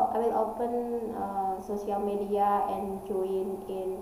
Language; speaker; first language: English; non-native, learner; Indonesian